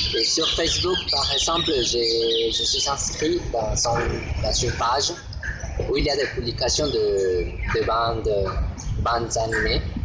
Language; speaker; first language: French; non-native, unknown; Spanish